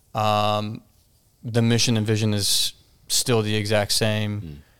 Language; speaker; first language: English; native; English